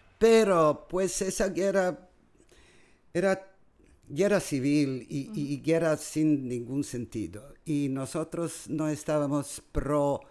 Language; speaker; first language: Spanish; non-native, fluent; Serbian